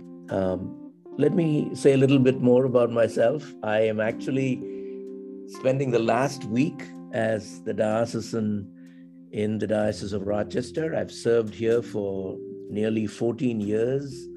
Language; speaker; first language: English; non-native, local second language; Tamil